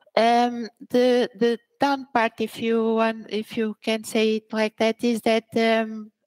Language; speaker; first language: English; early bilingual, other home language; Portuguese